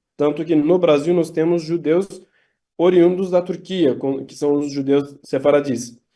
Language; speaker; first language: Portuguese; non-native, fluent; Turkish